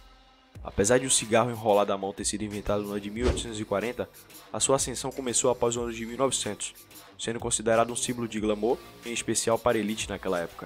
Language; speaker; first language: Portuguese; native; Portuguese